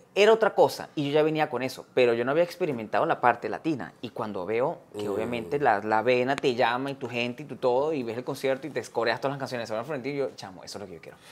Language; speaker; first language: Spanish; native; Spanish